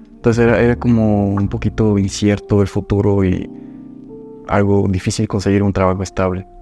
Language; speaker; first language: Spanish; non-native, fluent; Bulgarian